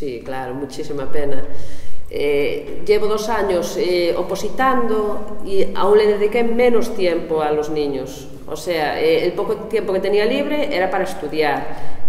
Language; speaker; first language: Spanish; non-native, local second language; Galician